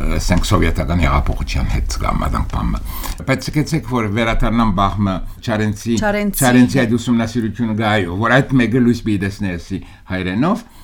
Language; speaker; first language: Armenian; early bilingual, heritage; Armenian